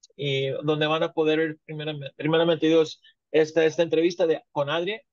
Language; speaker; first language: Spanish; native; Spanish